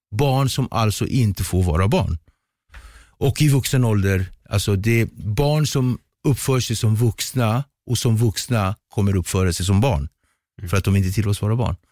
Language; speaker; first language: Swedish; early bilingual, other home language; Kabuverdianu